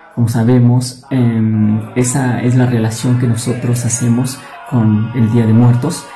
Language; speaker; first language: Spanish; native; Spanish